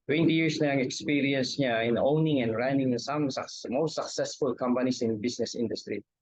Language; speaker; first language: English; non-native, local second language; Filipino